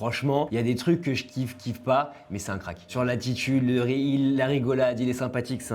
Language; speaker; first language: French; native; French